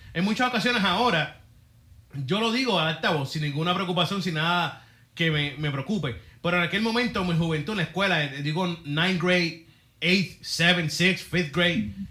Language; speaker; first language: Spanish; early bilingual, heritage; Spanish